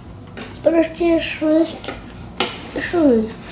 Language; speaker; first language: Russian; early bilingual, heritage; Russian